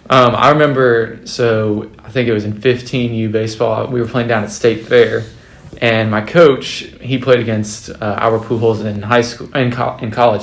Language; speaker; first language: English; native; English